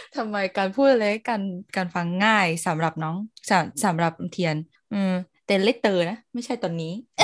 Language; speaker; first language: Thai; non-native, learner; Vietnamese